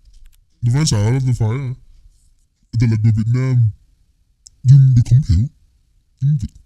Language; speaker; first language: Vietnamese; early bilingual, heritage; English